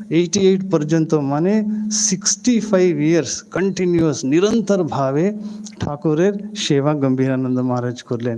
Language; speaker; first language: Bangla; non-native, local second language; Hindi